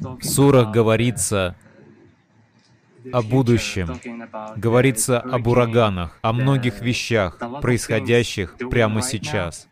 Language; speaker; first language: Russian; non-native, fluent; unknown